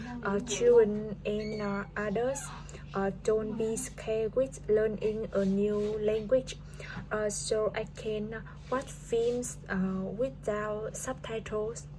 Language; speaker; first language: English; non-native, learner; Vietnamese